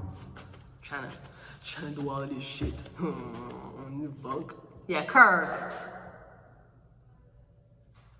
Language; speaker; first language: English; native; English